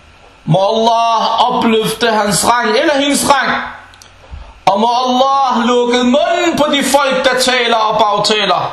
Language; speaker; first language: Danish; non-native, fluent; Arabic